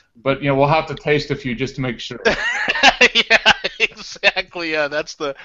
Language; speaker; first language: English; native; English